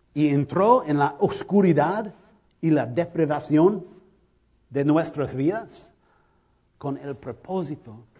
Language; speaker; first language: Spanish; non-native, learner; English